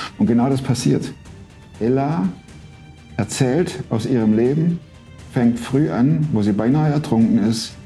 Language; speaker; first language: German; native; German